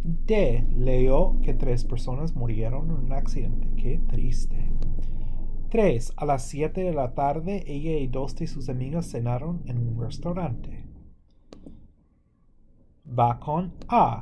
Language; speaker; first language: Spanish; non-native, fluent; English